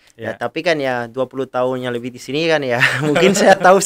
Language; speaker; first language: Indonesian; non-native, fluent; Italian